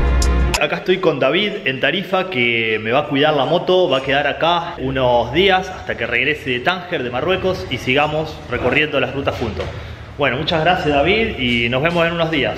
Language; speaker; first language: Spanish; native; Spanish